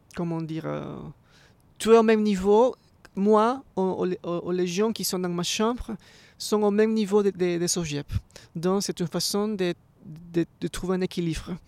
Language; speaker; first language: French; non-native, fluent; Spanish